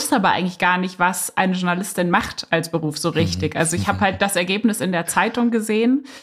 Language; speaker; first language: German; native; German